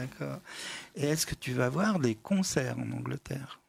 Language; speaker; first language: French; native; French